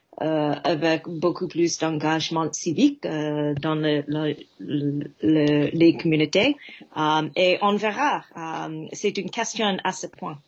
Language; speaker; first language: French; non-native, fluent; English